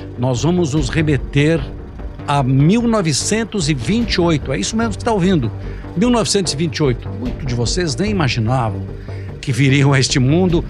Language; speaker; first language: Portuguese; early bilingual, other home language; Italian